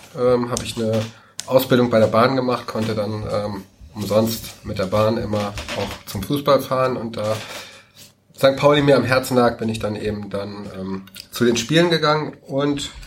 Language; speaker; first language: German; native; German